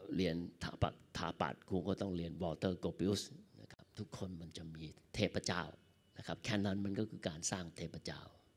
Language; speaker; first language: Thai; native; Thai